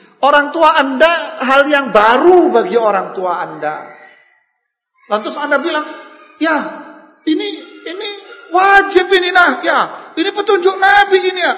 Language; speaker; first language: Indonesian; non-native, local second language; Javanese